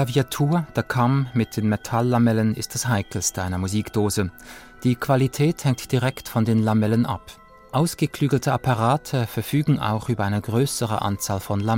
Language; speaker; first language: German; native; German